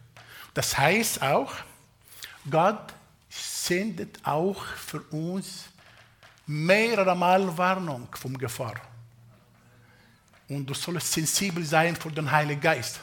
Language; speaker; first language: German; non-native, fluent; Arabic